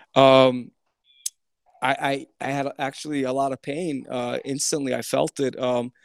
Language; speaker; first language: English; early bilingual, other home language; Turkish